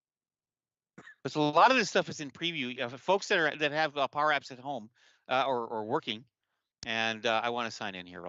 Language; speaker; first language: English; native; English